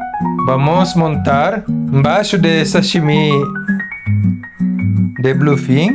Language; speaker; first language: Portuguese; non-native, learner; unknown